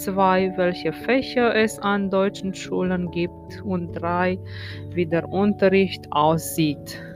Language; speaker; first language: German; non-native, fluent; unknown